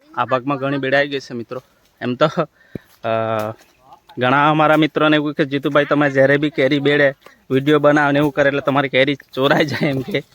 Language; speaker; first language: Gujarati; native; Gujarati